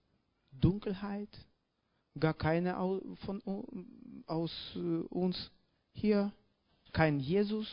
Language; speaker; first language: German; non-native, learner; Russian